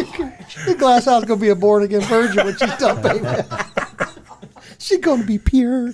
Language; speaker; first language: English; native; English